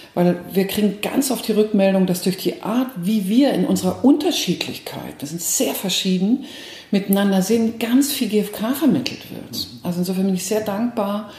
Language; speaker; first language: German; native; German